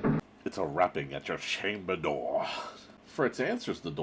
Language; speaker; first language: English; native; English